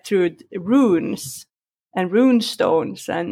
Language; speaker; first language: English; non-native, fluent; Swedish